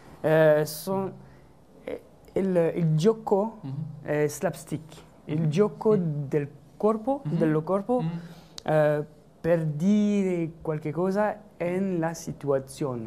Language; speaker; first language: Italian; non-native, learner; French